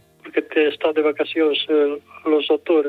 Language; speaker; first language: Spanish; non-native, local second language; Galician